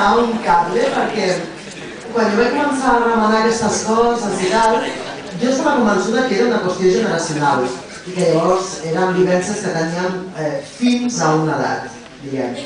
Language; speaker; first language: Catalan; non-native, local second language; Spanish